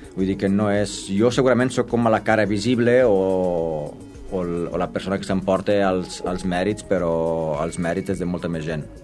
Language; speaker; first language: Catalan; non-native, fluent; Romanian